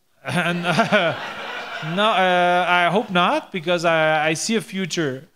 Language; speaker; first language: English; non-native, learner; French